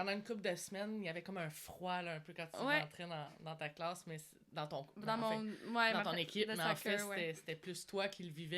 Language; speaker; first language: French; native; French